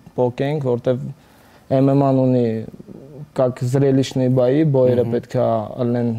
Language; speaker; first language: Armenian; early bilingual, heritage; Armenian